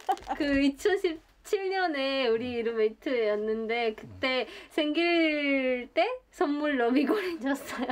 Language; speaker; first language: Korean; non-native, fluent; Spanish